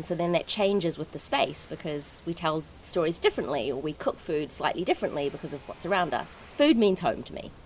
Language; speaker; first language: English; native; English